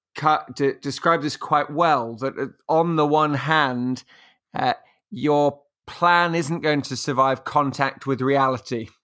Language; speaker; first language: English; native; English